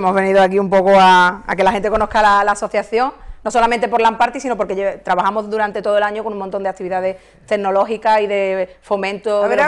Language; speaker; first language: Spanish; native; Spanish